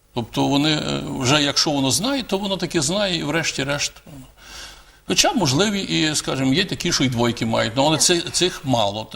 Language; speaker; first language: Ukrainian; native; Ukrainian